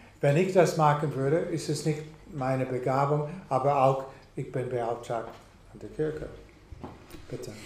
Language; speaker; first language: German; non-native, fluent; English